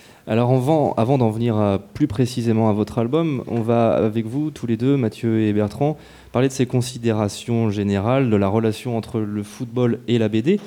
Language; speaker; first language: French; native; French